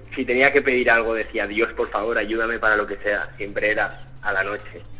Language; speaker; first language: Spanish; early bilingual, other home language; French